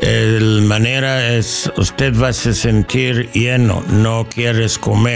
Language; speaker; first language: Spanish; non-native, learner; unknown